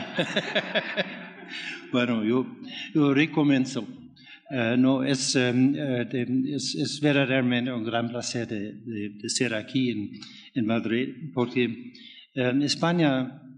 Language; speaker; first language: Spanish; non-native, learner; German